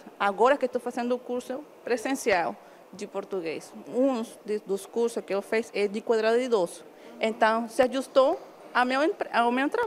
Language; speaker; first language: Portuguese; non-native, learner; Spanish